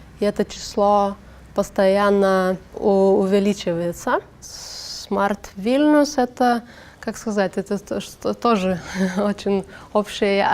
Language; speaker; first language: Russian; non-native, learner; Lithuanian